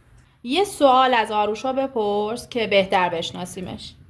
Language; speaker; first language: Persian; native; Persian